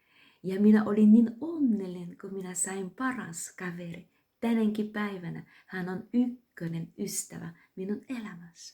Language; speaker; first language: Finnish; non-native, learner; Russian